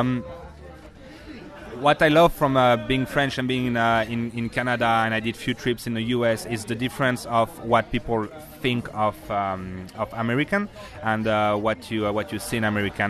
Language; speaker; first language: English; non-native, fluent; French